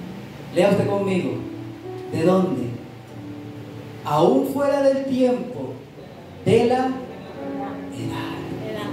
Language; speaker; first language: Spanish; native; Spanish